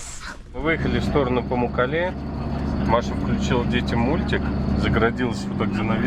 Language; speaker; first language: Russian; native; Russian